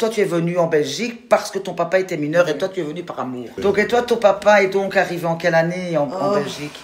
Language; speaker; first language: French; native; French